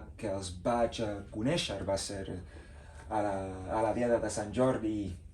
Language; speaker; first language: Catalan; non-native, learner; Spanish